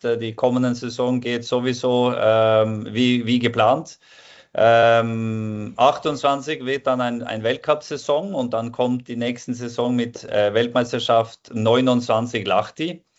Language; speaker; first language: German; non-native, fluent; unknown